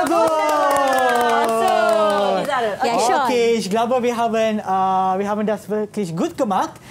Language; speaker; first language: German; non-native, learner; Malay